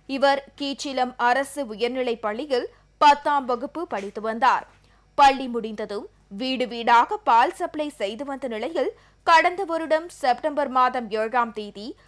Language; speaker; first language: Tamil; native; Tamil